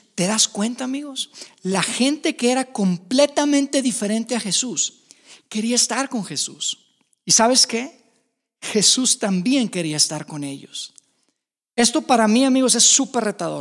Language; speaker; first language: Spanish; native; Spanish